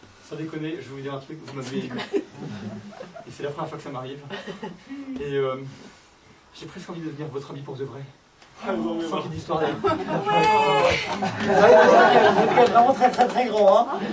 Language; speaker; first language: French; native; French